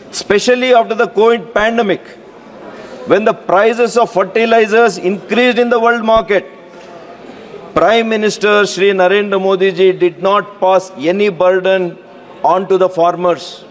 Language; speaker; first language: English; non-native, local second language; Kannada